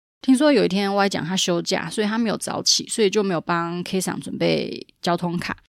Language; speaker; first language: Chinese; native; Chinese